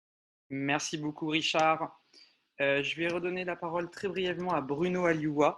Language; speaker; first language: French; native; French